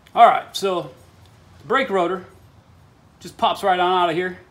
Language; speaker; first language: English; native; English